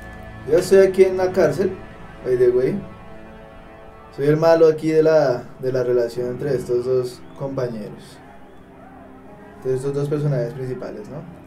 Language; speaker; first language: Spanish; native; Spanish